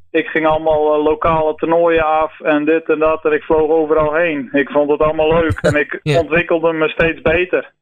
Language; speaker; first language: Dutch; non-native, local second language; Western Frisian